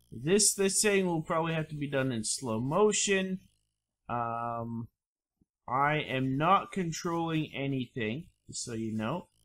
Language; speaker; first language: English; native; English